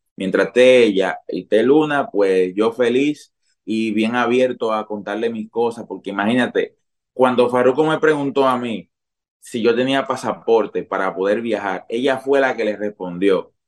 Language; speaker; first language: Spanish; native; Spanish